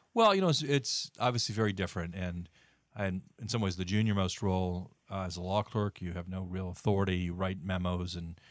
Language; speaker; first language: English; native; English